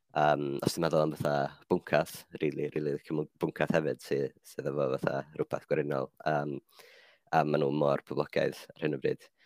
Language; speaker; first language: Welsh; non-native, fluent; Finnish